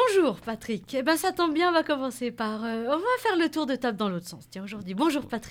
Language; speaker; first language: French; native; French